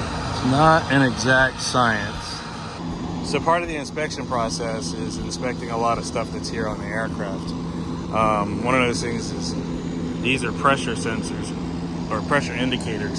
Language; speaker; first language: English; native; English